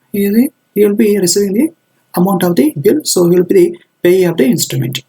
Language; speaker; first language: English; non-native, local second language; Kannada